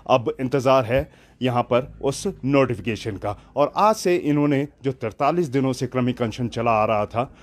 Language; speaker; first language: Hindi; native; Hindi